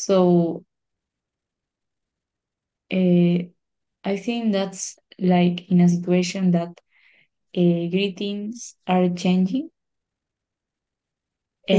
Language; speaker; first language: English; non-native, learner; Spanish